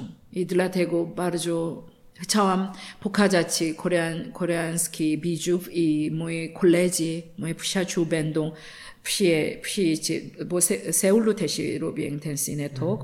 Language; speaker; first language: Polish; non-native, learner; Korean